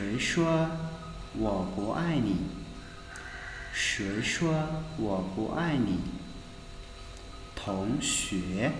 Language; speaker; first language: Chinese; non-native, fluent; Hmong